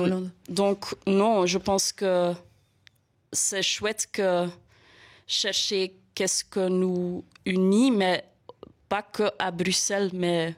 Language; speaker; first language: French; non-native, local second language; Dutch